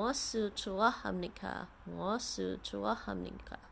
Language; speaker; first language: Korean; non-native, learner; English